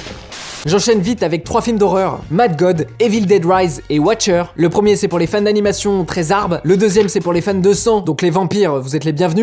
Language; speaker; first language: French; native; French